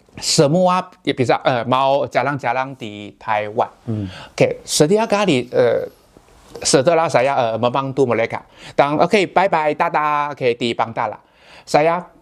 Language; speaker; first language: Indonesian; non-native, learner; Chinese